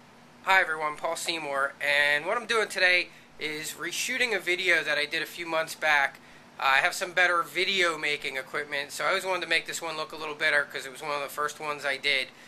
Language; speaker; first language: English; native; English